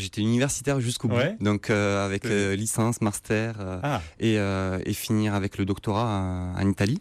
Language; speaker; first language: French; native; French